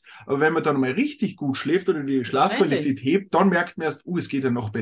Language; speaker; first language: German; native; German